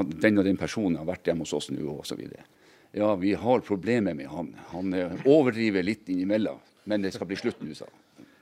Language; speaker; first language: Norwegian; native; Norwegian